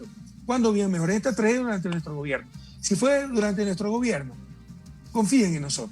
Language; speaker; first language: Spanish; native; Spanish